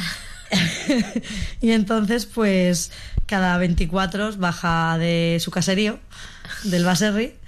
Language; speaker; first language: Spanish; native; Spanish